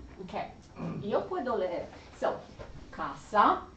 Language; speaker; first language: Spanish; non-native, learner; English